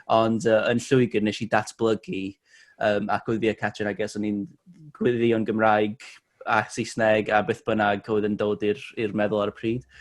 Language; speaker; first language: Welsh; non-native, local second language; English